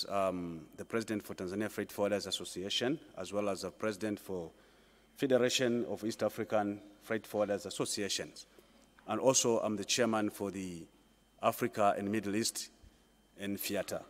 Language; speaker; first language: English; non-native, local second language; Swahili